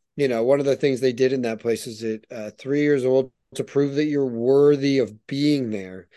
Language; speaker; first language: English; native; English